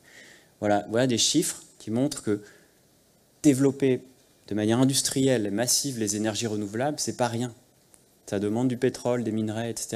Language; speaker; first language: French; native; French